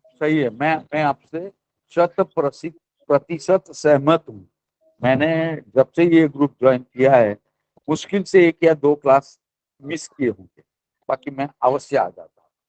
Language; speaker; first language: Hindi; non-native, local second language; Gujarati